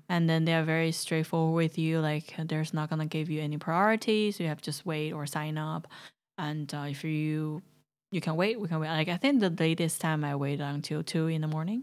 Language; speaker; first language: English; non-native, fluent; Chinese